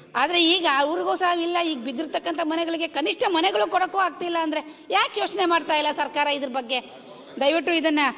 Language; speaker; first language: Kannada; native; Kannada